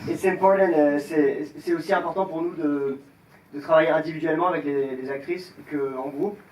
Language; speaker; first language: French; native; French